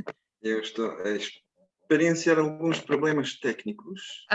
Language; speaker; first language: Portuguese; non-native, fluent; Croatian